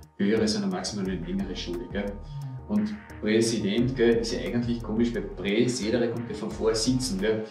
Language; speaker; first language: German; native; German